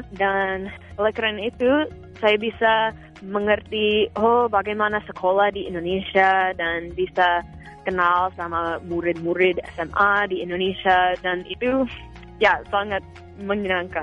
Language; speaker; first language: Indonesian; non-native, fluent; English